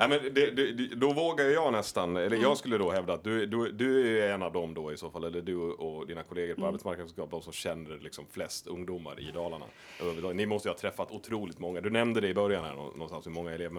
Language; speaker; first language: Swedish; native; Swedish